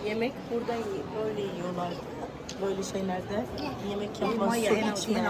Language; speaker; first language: Turkish; non-native, fluent; Arabic